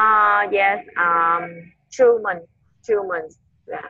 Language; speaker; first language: English; non-native, learner; Vietnamese